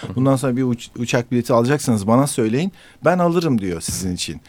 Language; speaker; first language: Turkish; native; Turkish